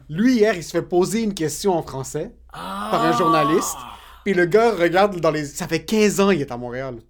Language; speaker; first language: French; native; French